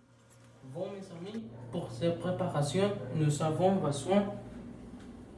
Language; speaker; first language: French; non-native, learner; Spanish